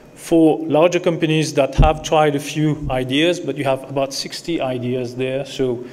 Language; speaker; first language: English; non-native, local second language; Morisyen